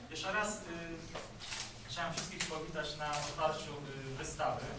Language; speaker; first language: Polish; native; Polish